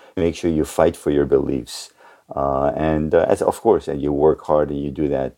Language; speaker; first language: English; early bilingual, other home language; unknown